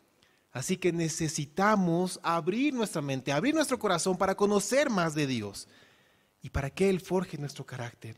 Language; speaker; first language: Spanish; native; Spanish